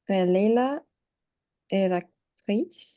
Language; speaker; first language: French; non-native, learner; Portuguese